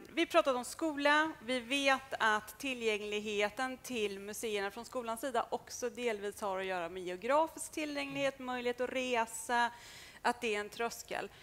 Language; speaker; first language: Swedish; native; Swedish